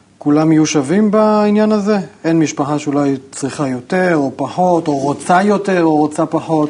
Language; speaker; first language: Hebrew; native; Hebrew